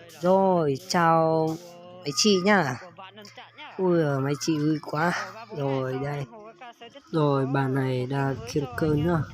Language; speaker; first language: Vietnamese; non-native, local second language; Hmong